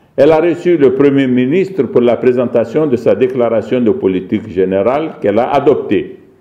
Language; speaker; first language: French; non-native, local second language; Arabic